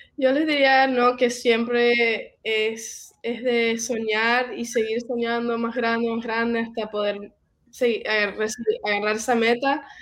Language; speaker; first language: Spanish; early bilingual, heritage; Spanish